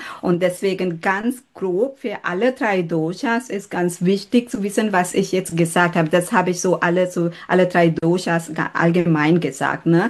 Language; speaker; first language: German; non-native, fluent; Sinhala